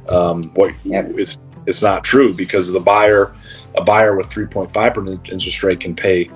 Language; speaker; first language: English; native; English